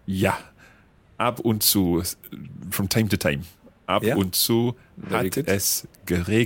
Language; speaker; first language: German; non-native, learner; English